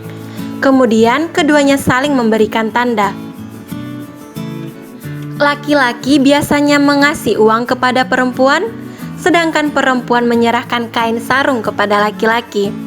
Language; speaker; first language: Indonesian; native; Indonesian